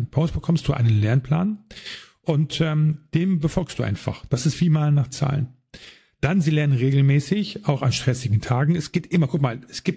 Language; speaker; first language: German; native; German